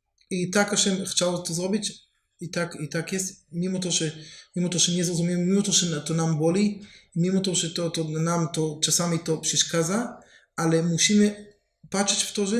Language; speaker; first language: Polish; non-native, learner; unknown